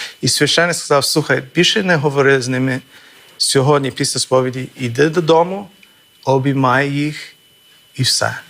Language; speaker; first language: Ukrainian; non-native, fluent; English